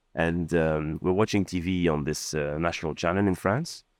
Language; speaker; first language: English; non-native, fluent; Arabic